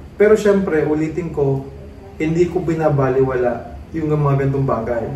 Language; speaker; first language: Filipino; native; Filipino